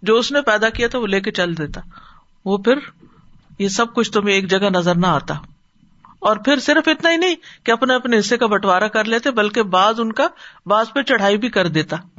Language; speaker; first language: Urdu; native; Urdu